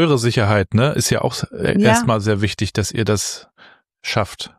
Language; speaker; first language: German; native; German